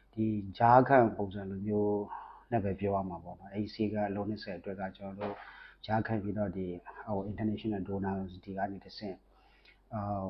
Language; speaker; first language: Burmese; non-native, local second language; S'gaw Karen